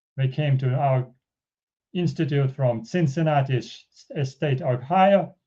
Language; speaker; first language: English; non-native, fluent; Russian